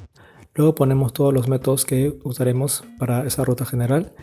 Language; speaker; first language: Spanish; native; Spanish